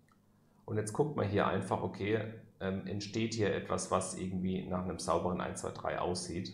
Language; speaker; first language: German; native; German